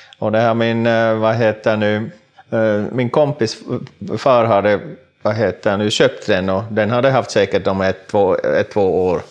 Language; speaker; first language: Swedish; non-native, local second language; Finnish